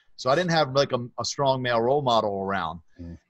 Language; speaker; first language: English; native; English